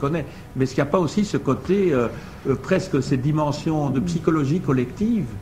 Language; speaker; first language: French; native; French